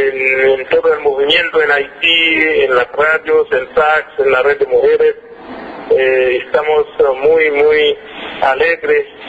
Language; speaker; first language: Spanish; non-native, fluent; French